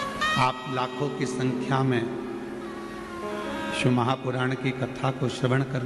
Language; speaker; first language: Hindi; native; Hindi